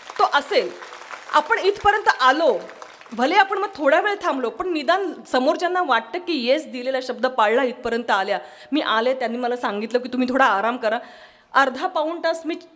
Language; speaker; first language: Marathi; non-native, local second language; Kannada